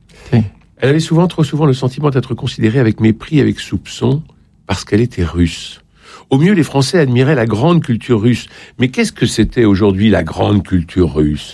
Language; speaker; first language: French; native; French